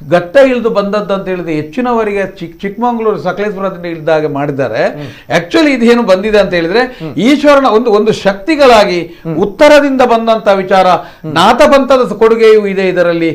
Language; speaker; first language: Kannada; non-native, local second language; Tulu